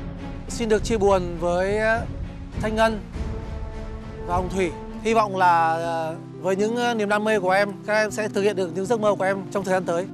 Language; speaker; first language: Vietnamese; native; Vietnamese